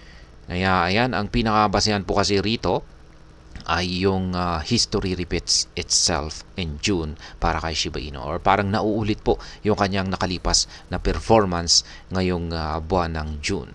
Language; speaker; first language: Filipino; native; Filipino